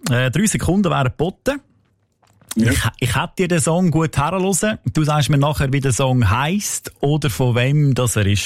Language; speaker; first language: German; native; German